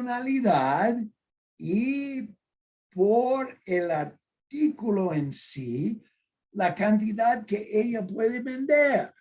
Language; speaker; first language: Spanish; non-native, fluent; English